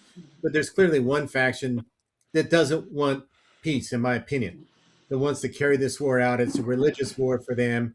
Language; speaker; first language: English; native; English